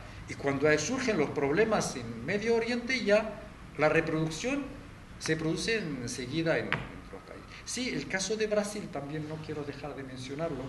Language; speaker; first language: Spanish; non-native, fluent; Arabic